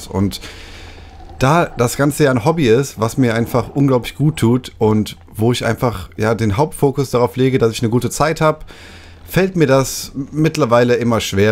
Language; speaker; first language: German; native; German